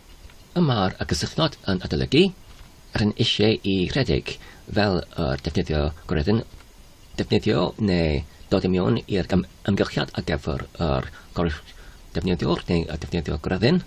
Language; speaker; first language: Welsh; non-native, local second language; English